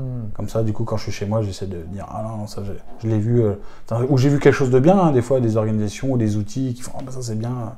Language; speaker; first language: French; native; French